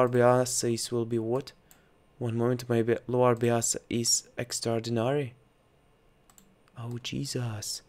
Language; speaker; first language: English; non-native, learner; Russian